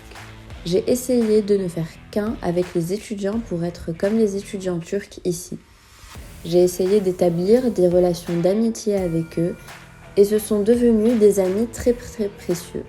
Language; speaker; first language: French; non-native, fluent; Azerbaijani